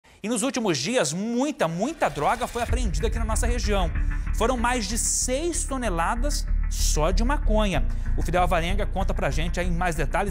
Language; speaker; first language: Portuguese; native; Portuguese